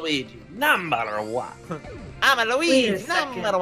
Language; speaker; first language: English; native; English